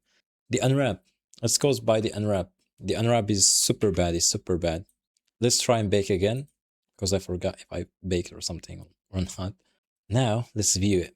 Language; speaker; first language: English; non-native, fluent; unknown